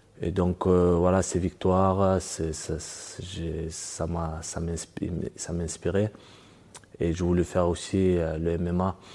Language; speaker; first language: French; early bilingual, other home language; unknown